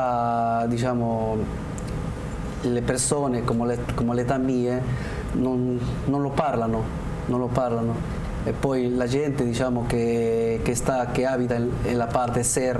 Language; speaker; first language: Italian; non-native, learner; Spanish